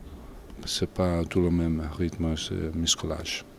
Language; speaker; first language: French; non-native, learner; English